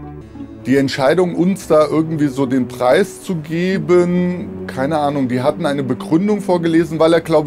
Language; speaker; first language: German; early bilingual, other home language; Turkish